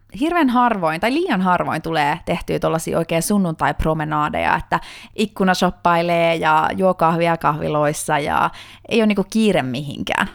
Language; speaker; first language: Finnish; native; Finnish